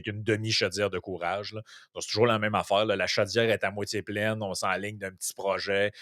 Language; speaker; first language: French; native; French